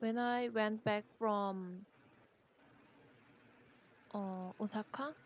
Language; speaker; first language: English; non-native, learner; Korean